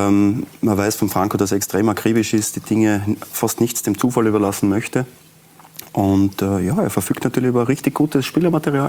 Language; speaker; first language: German; native; German